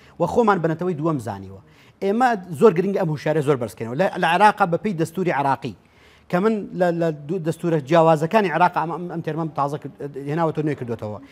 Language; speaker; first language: Central Kurdish; native; Central Kurdish